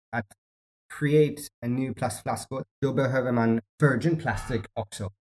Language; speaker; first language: Swedish; non-native, learner; Amharic